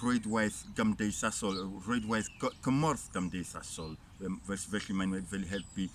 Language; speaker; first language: Welsh; non-native, fluent; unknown